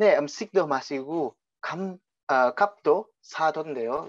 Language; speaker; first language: Korean; non-native, fluent; Indonesian